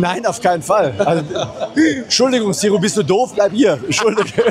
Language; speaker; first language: German; native; German